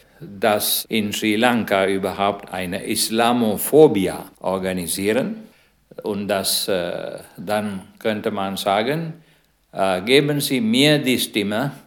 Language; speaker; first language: German; non-native, learner; Sinhala